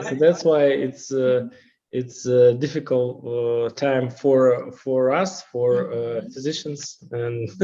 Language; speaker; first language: English; non-native, learner; Russian